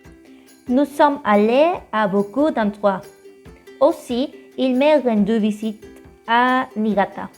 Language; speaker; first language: French; non-native, learner; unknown